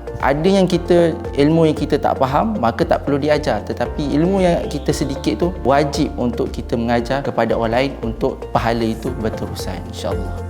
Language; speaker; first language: Malay; native; Malay